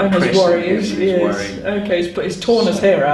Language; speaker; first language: English; native; English